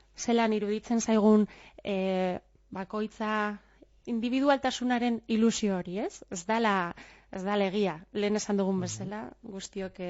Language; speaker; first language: Basque; non-native, local second language; Spanish